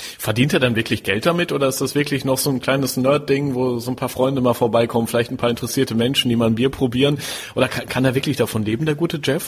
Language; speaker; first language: German; native; German